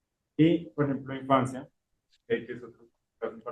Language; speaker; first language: Spanish; native; Spanish